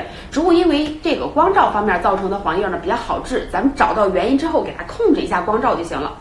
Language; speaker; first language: Chinese; native; Chinese